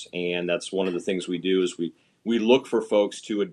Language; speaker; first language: English; native; English